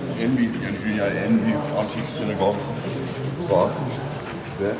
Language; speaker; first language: Turkish; non-native, learner; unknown